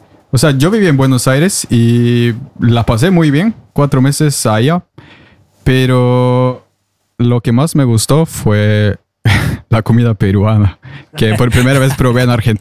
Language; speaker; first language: Spanish; non-native, fluent; Norwegian